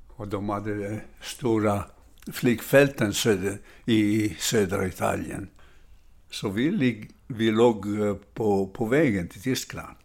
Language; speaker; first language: Swedish; non-native, fluent; Italian